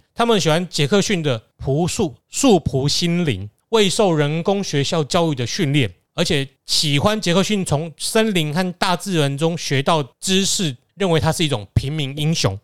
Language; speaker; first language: Chinese; native; Chinese